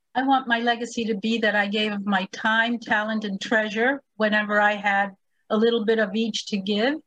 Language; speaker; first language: English; early bilingual, other home language; Spanish